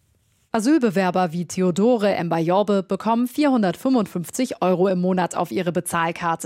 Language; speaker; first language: German; native; German